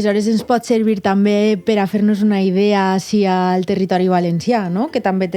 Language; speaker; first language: Catalan; native; Catalan